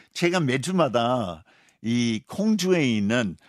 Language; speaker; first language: Korean; non-native, fluent; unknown